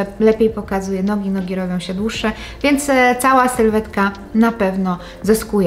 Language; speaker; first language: Polish; native; Polish